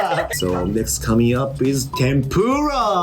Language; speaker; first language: English; non-native, learner; Japanese